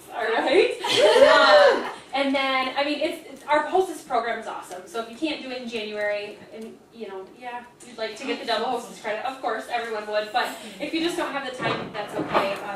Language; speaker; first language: English; native; English